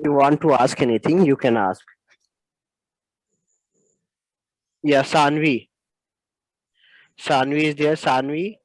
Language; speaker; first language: English; non-native, local second language; Hindi